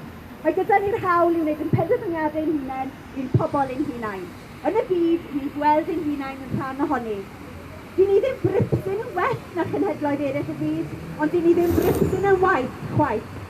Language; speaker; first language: Welsh; native; Welsh